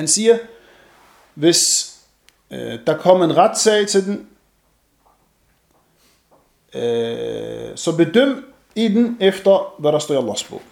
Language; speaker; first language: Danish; non-native, fluent; Arabic